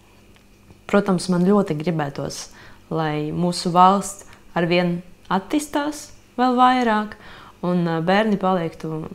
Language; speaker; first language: Latvian; non-native, local second language; Russian